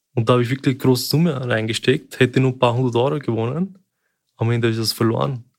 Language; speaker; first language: German; early bilingual, other home language; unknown